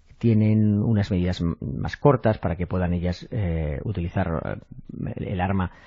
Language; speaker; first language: Spanish; native; Spanish